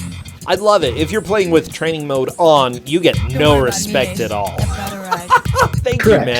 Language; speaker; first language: English; native; English